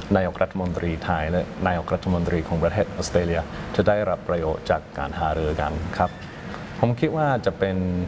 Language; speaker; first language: Thai; non-native, fluent; English